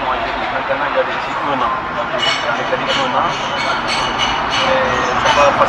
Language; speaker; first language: French; non-native, learner; Wolof